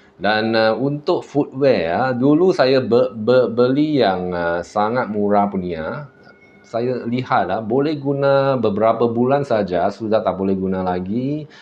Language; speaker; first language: Malay; non-native, local second language; Chinese